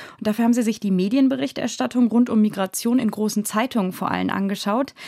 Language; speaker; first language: German; native; German